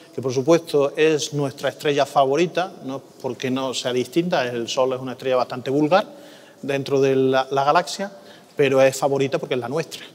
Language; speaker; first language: Spanish; native; Spanish